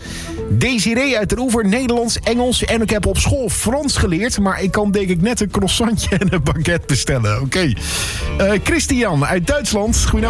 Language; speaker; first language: Dutch; native; Dutch